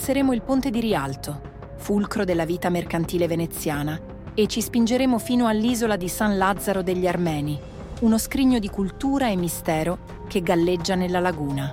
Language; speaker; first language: Italian; native; Italian